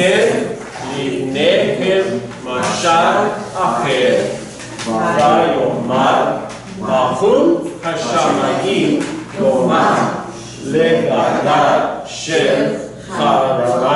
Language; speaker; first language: Hebrew; non-native, learner; English